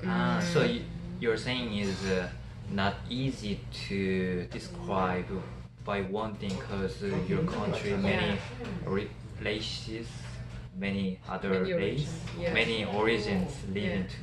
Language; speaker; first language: English; non-native, learner; Korean